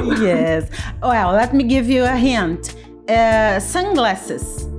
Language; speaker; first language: English; non-native, fluent; Portuguese